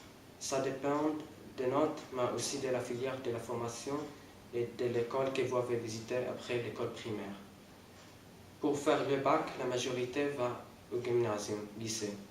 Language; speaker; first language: French; non-native, learner; German